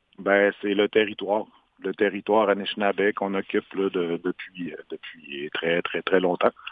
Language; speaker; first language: French; non-native, local second language; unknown